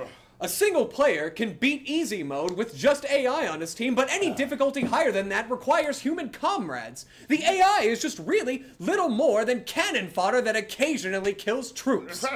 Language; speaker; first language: English; native; English